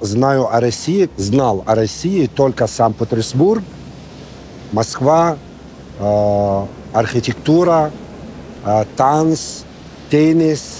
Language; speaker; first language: Russian; non-native, fluent; Arabic